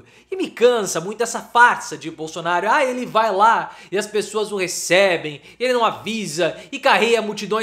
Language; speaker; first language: Portuguese; native; Portuguese